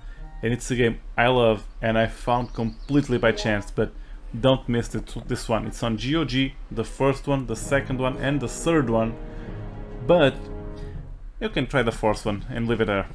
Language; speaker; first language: English; non-native, fluent; Portuguese